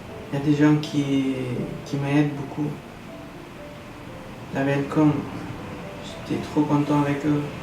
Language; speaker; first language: French; non-native, learner; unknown